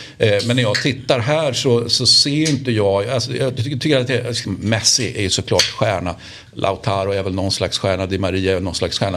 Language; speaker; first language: Swedish; native; Swedish